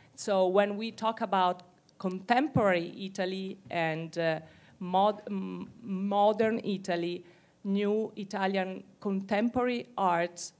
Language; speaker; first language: English; non-native, fluent; Italian